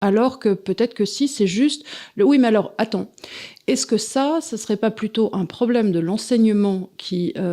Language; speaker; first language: French; native; French